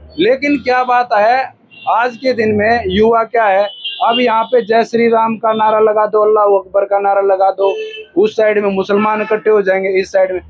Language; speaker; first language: Hindi; native; Hindi